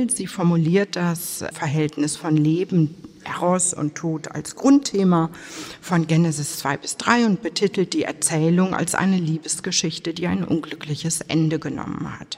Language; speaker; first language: German; native; German